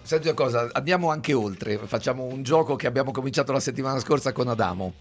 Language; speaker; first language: Italian; native; Italian